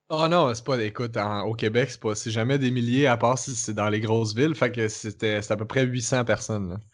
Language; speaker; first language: French; native; French